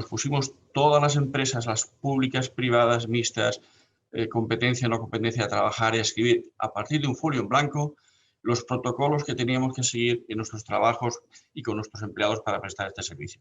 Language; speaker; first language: Spanish; native; Spanish